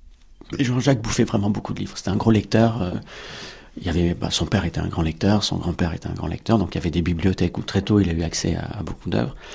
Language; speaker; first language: French; native; French